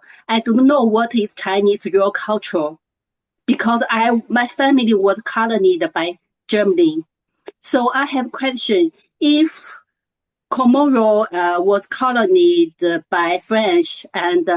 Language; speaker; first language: English; non-native, learner; Chinese